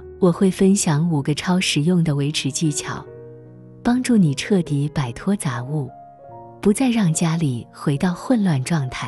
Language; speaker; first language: Chinese; native; Chinese